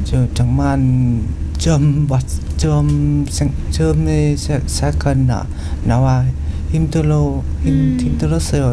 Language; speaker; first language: Korean; non-native, learner; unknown